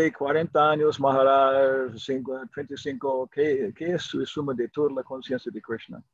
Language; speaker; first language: Spanish; non-native, fluent; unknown